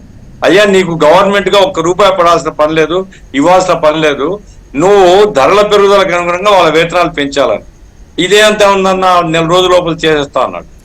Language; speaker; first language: Telugu; native; Telugu